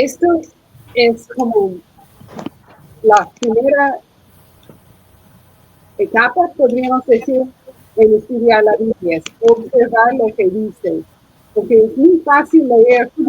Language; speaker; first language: Spanish; non-native, fluent; English